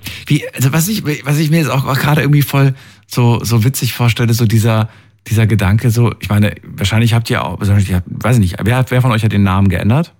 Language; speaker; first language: German; native; German